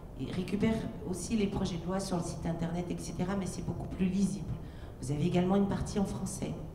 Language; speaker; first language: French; native; French